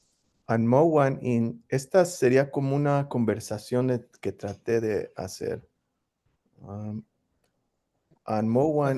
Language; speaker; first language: Spanish; early bilingual, heritage; English